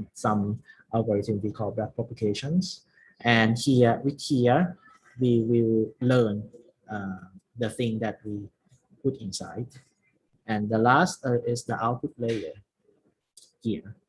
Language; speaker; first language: English; non-native, learner; Thai